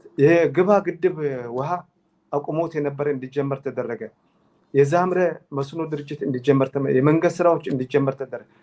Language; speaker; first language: Amharic; non-native, local second language; Tigrinya